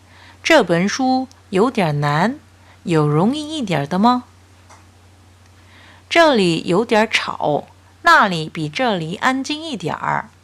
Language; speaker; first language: Chinese; non-native, fluent; Korean